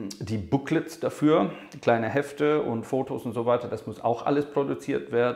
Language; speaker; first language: German; non-native, fluent; English